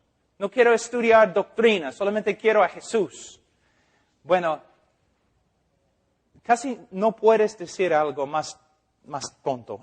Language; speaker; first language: Spanish; non-native, fluent; English